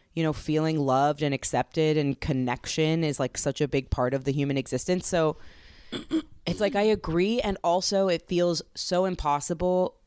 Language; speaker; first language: English; native; English